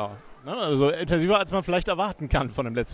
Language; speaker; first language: German; native; German